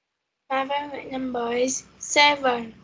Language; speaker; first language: English; non-native, learner; Vietnamese